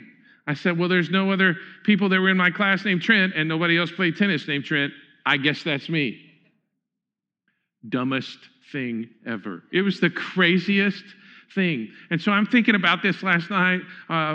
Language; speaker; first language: English; native; English